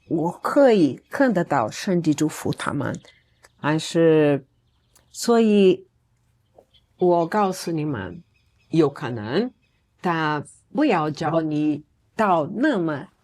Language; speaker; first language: Chinese; non-native, learner; Portuguese